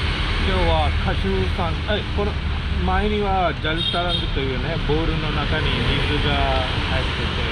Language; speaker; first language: Japanese; non-native, fluent; Marathi